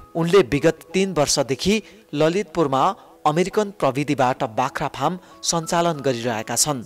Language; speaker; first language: Nepali; native; Nepali